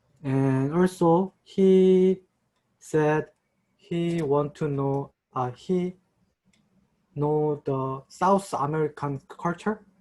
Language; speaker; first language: English; non-native, learner; Korean